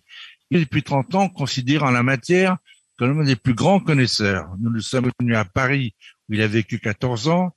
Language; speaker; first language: French; native; French